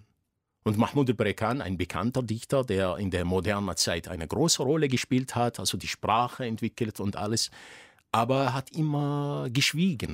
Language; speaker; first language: German; non-native, fluent; Arabic